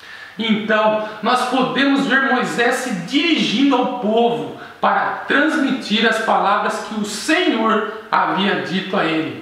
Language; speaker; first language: Portuguese; native; Portuguese